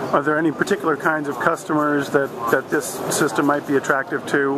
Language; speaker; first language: English; native; English